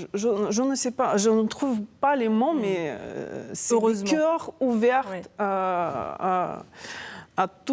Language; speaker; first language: French; non-native, fluent; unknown